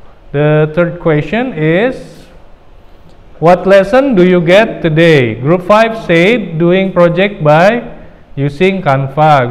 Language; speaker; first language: English; non-native, fluent; Indonesian